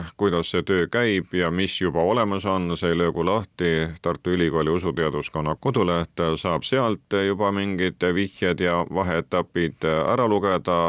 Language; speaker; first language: Estonian; native; Estonian